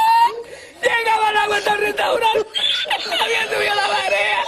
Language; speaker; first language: Spanish; native; Spanish